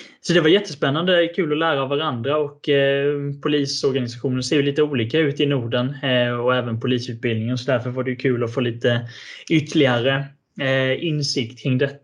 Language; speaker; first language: Swedish; native; Swedish